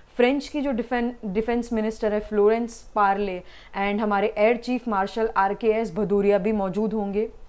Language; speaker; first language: Hindi; non-native, local second language; Gujarati